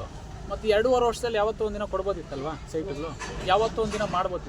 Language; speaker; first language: Kannada; native; Kannada